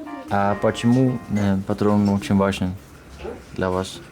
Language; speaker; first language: Russian; non-native, fluent; Dutch